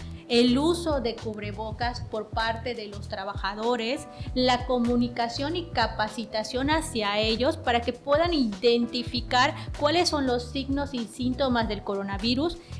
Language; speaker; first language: Spanish; native; Spanish